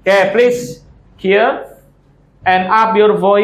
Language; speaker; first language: English; non-native, learner; Indonesian